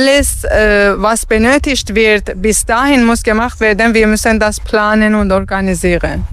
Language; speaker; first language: German; non-native, learner; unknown